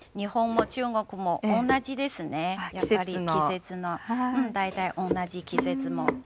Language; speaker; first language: Japanese; non-native, fluent; Chinese